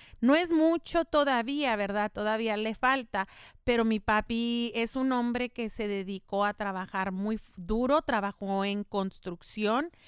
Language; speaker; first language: Spanish; native; Spanish